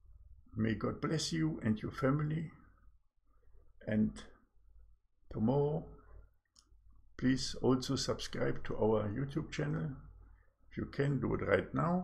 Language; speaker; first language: English; non-native, fluent; German